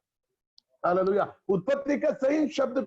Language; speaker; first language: Hindi; non-native, local second language; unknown